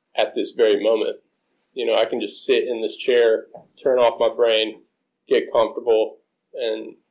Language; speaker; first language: English; native; English